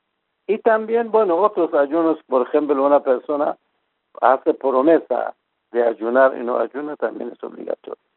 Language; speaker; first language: Spanish; non-native, fluent; Persian